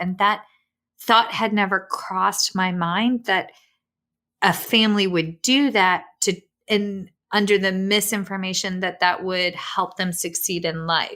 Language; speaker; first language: English; native; English